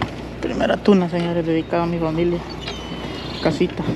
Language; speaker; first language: Spanish; native; Spanish